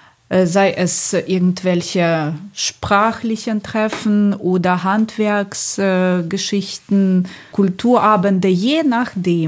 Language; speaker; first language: German; non-native, fluent; Ukrainian